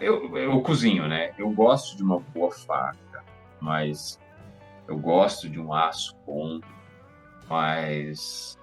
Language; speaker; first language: Portuguese; native; Portuguese